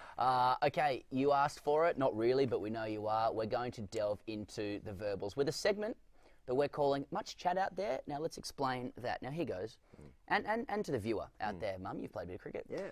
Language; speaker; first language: English; native; English